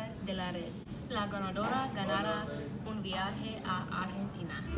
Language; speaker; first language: Spanish; non-native, learner; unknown